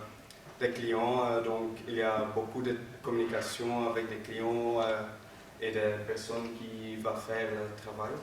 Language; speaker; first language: French; non-native, learner; Dutch